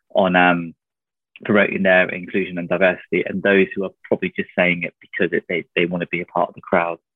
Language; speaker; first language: English; native; English